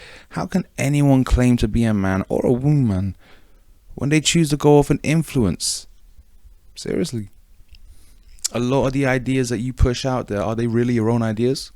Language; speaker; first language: English; native; English